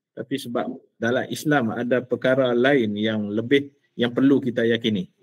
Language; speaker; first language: Malay; native; Malay